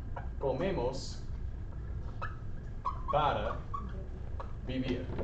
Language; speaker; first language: Spanish; non-native, learner; English